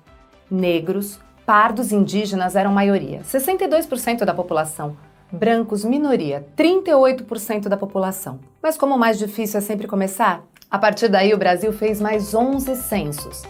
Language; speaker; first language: Portuguese; native; Portuguese